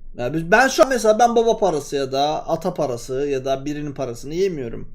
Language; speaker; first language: Turkish; native; Turkish